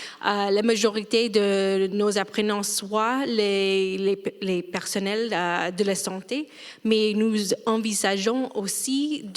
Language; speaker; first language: French; non-native, fluent; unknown